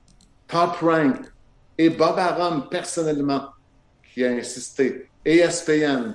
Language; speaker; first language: French; native; French